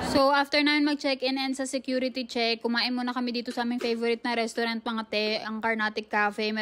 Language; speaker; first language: Filipino; native; Filipino